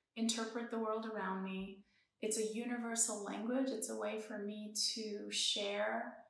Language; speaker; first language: English; early bilingual, other home language; Persian